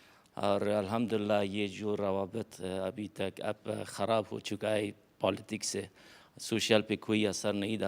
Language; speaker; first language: Hindi; non-native, learner; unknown